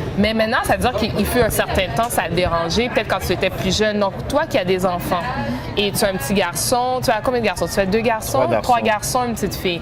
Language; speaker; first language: French; native; French